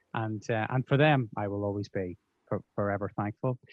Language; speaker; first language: English; native; English